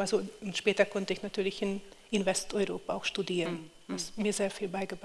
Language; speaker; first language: German; non-native, fluent; Hungarian